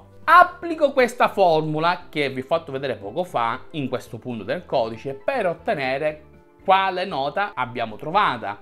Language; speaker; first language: Italian; native; Italian